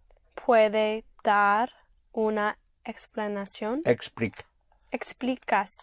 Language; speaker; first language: Spanish; non-native, learner; English